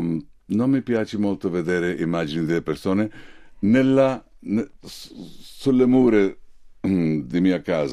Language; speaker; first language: Italian; non-native, fluent; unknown